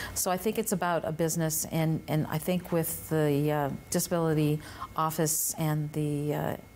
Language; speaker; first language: English; native; English